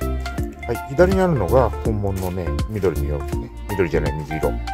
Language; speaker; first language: Japanese; native; Japanese